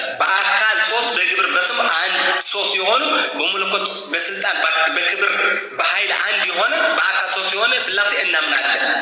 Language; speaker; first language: Amharic; non-native, local second language; Tigrinya